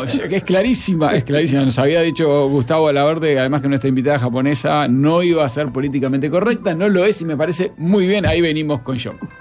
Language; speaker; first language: Spanish; native; Spanish